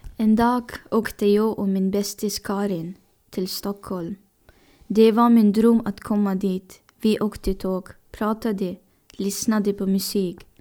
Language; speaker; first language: Swedish; non-native, fluent; Persian